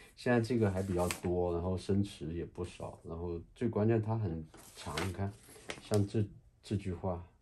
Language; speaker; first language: Chinese; native; Chinese